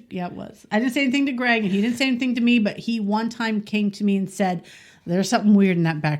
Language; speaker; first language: English; native; English